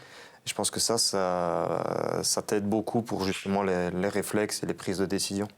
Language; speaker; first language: French; native; French